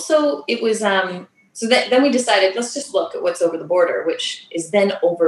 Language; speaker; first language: English; native; English